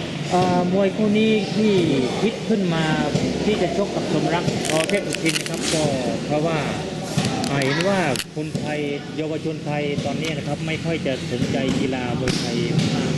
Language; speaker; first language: Thai; native; Thai